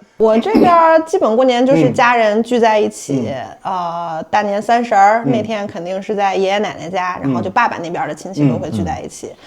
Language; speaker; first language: Chinese; native; Chinese